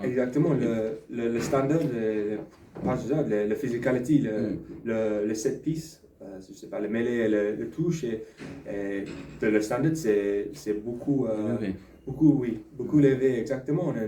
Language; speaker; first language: French; non-native, learner; English